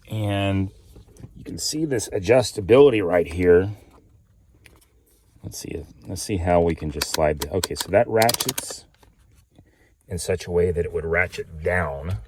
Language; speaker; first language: English; native; English